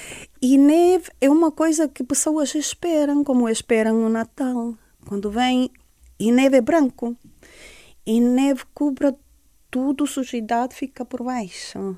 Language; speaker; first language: Portuguese; non-native, fluent; Estonian